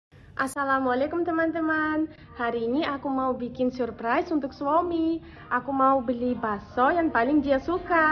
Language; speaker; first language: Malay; non-native, fluent; Russian